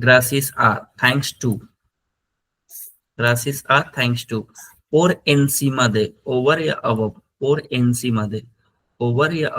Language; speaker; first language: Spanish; non-native, fluent; Hindi